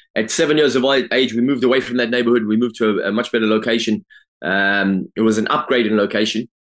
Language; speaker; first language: English; native; English